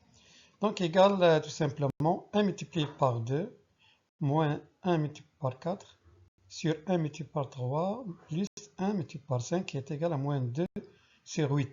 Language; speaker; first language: French; non-native, local second language; Arabic